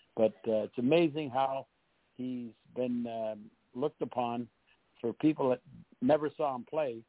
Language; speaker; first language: English; native; English